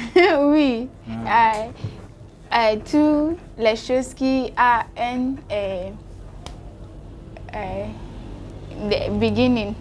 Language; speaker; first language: French; non-native, learner; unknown